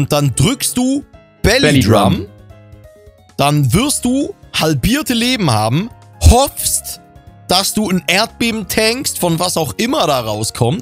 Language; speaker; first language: German; native; German